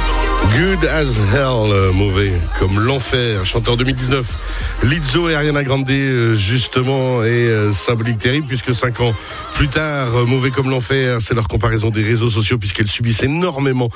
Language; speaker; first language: French; native; French